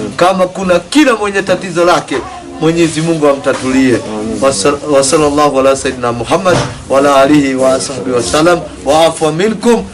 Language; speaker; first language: Swahili; non-native, local second language; Kikuyu